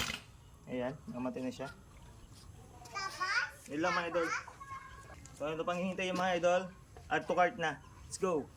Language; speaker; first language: Filipino; native; Filipino